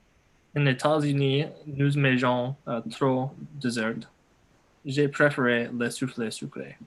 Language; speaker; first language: French; non-native, learner; English